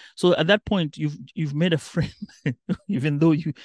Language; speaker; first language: English; non-native, local second language; Giryama